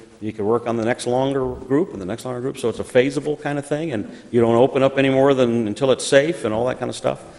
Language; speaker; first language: English; native; English